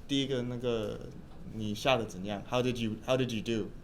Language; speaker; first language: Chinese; early bilingual, heritage; English